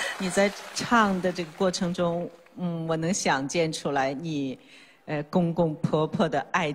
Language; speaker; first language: Chinese; native; Chinese